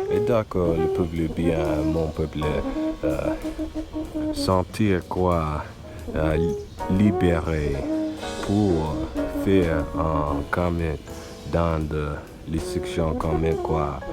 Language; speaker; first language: French; non-native, learner; English